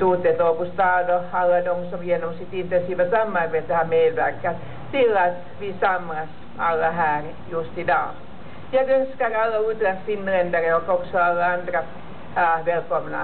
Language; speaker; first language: Swedish; non-native, local second language; Finnish